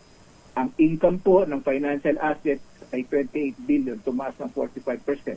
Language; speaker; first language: Filipino; native; Filipino